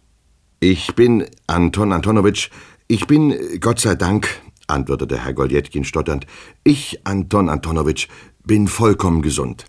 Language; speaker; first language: German; native; German